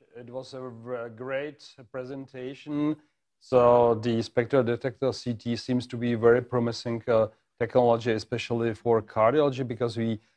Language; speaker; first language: English; non-native, fluent; Czech